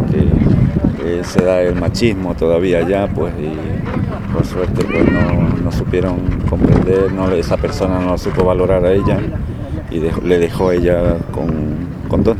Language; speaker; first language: Spanish; native; Spanish